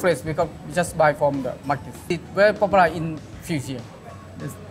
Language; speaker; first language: English; non-native, learner; Thai